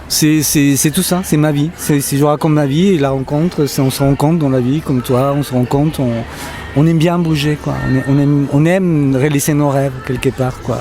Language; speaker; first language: French; non-native, fluent; Spanish